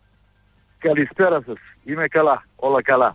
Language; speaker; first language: Greek; non-native, fluent; Serbian